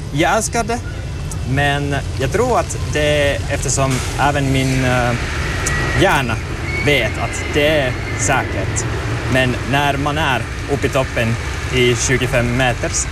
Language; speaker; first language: Swedish; non-native, local second language; Finnish